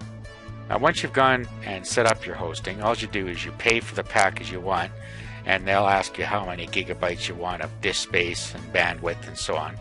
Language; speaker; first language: English; native; English